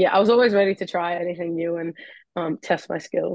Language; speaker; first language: English; native; English